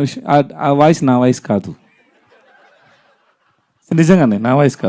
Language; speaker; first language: Telugu; non-native, learner; Tamil